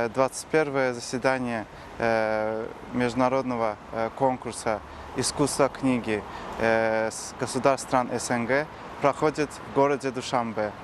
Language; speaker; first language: Russian; non-native, local second language; Azerbaijani